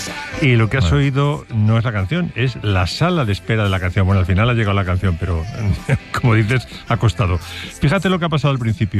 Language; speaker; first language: Spanish; native; Spanish